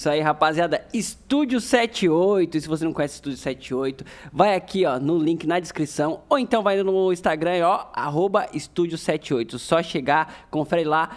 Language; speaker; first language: Portuguese; native; Portuguese